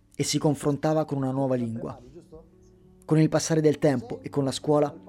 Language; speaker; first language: Italian; native; Italian